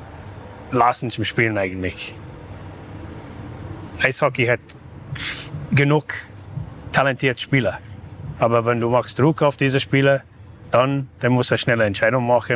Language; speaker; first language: German; non-native, learner; English